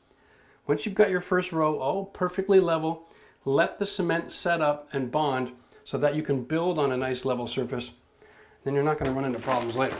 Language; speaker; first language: English; native; English